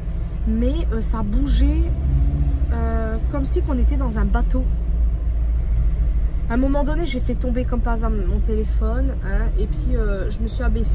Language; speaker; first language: French; native; French